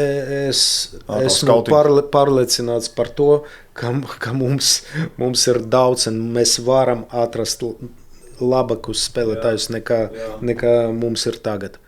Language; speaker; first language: Latvian; non-native, local second language; Russian